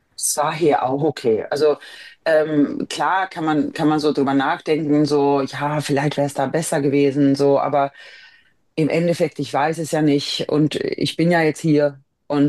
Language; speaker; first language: German; non-native, fluent; Swedish